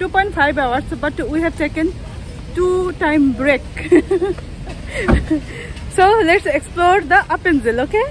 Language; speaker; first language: English; non-native, local second language; Bangla